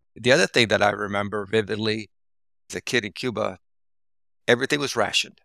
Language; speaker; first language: English; early bilingual, other home language; Spanish